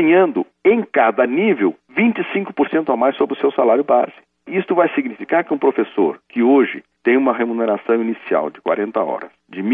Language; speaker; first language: Portuguese; native; Portuguese